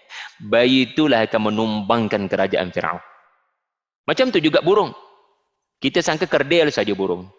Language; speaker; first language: Malay; native; Malay